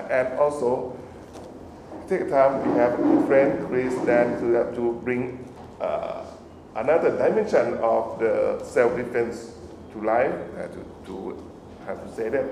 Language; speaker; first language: English; non-native, fluent; Thai